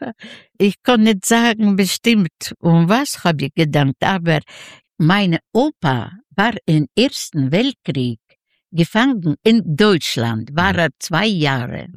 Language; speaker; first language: German; non-native, fluent; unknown